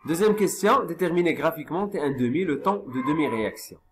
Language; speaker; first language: French; non-native, local second language; Arabic